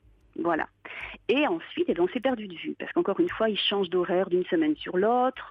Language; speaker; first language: French; native; French